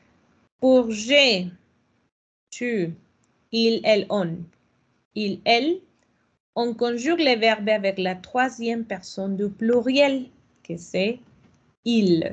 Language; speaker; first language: French; non-native, fluent; Spanish